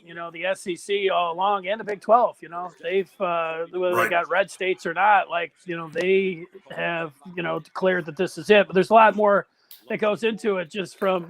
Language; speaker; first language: English; native; English